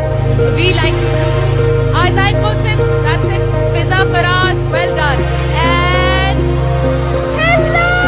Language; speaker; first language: English; non-native, local second language; Urdu